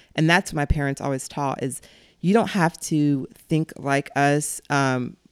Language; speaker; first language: English; native; English